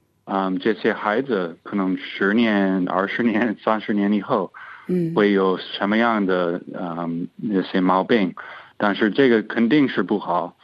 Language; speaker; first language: Chinese; non-native, fluent; English